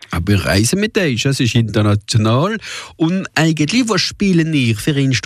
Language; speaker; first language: German; non-native, local second language; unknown